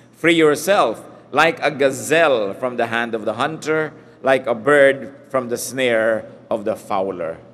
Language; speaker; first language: English; non-native, local second language; Filipino